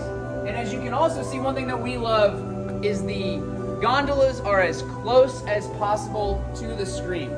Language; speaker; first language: English; native; English